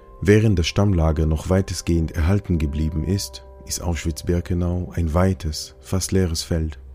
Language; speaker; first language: German; non-native, fluent; Hebrew